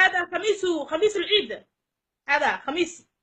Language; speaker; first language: Arabic; non-native, learner; Somali